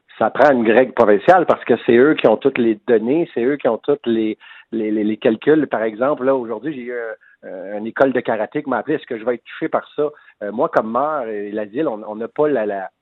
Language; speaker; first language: French; native; French